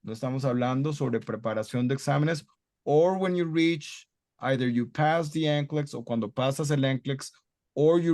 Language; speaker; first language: Spanish; non-native, fluent; English